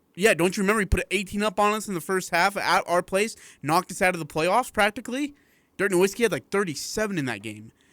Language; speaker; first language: English; native; English